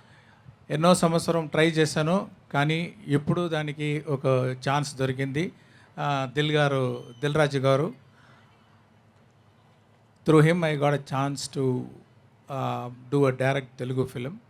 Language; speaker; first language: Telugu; non-native, learner; Tamil